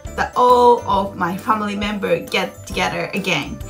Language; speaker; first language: English; non-native, fluent; Japanese